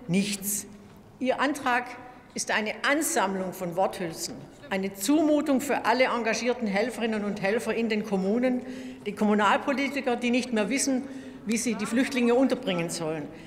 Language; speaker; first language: German; native; German